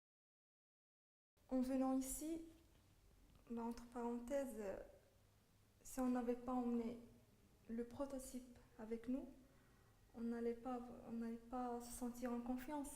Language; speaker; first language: French; non-native, local second language; Arabic